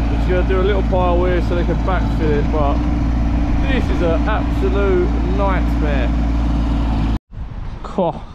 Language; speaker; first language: English; native; English